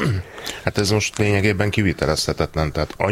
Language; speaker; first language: Hungarian; native; Hungarian